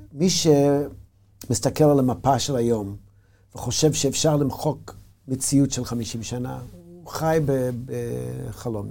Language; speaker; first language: Hebrew; non-native, fluent; English